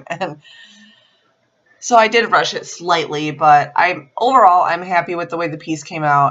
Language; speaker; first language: English; native; English